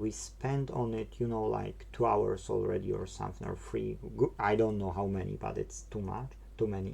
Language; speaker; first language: English; non-native, fluent; Polish